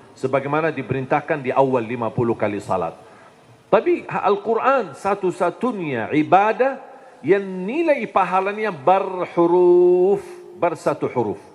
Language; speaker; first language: Indonesian; non-native, fluent; Arabic